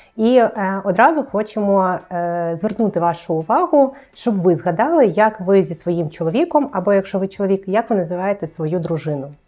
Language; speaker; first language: Ukrainian; native; Ukrainian